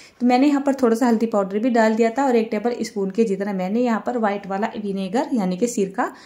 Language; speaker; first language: Hindi; native; Hindi